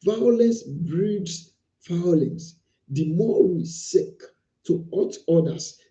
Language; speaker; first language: English; non-native, local second language; Yoruba